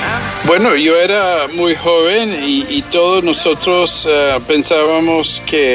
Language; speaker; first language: Spanish; early bilingual, heritage; English